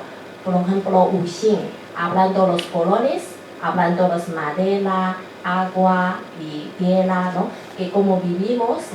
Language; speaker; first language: Spanish; non-native, learner; Chinese